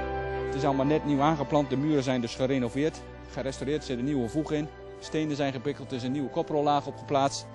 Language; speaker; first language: Dutch; native; Dutch